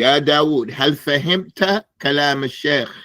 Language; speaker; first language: Arabic; non-native, fluent; English